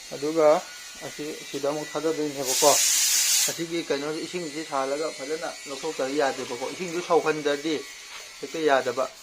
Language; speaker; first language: Manipuri; non-native, local second language; Rongmei Naga